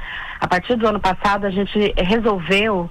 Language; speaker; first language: Portuguese; native; Portuguese